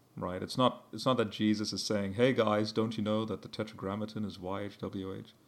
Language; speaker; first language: English; early bilingual, heritage; English